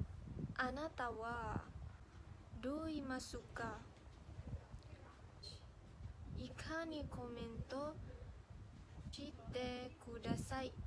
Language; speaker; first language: Japanese; non-native, learner; Malay